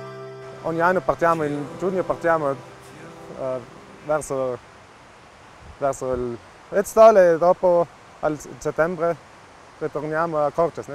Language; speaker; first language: Italian; non-native, local second language; German